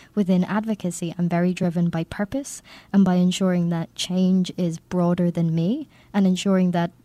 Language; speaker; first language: English; native; English